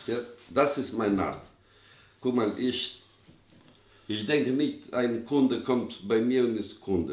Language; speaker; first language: German; non-native, learner; Albanian